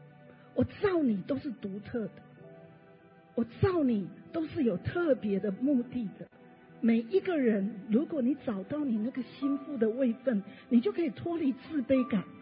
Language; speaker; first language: Chinese; native; Chinese